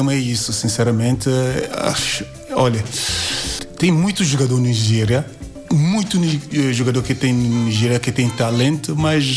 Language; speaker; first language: Portuguese; non-native, learner; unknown